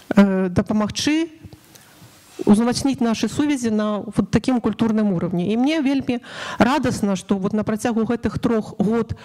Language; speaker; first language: Belarusian; non-native, local second language; Ukrainian